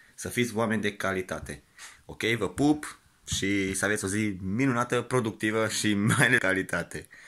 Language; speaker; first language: Romanian; non-native, local second language; Hungarian